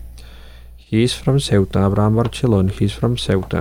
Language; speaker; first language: English; non-native, fluent; Catalan